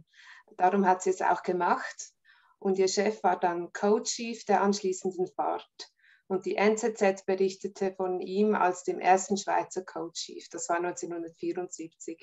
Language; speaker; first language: German; native; German